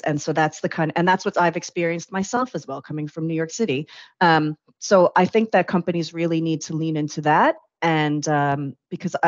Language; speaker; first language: English; native; English